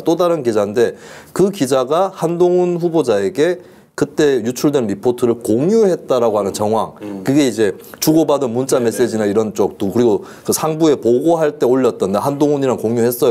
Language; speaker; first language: Korean; native; Korean